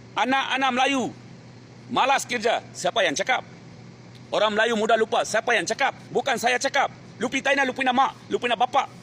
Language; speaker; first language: Malay; non-native, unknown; Bangla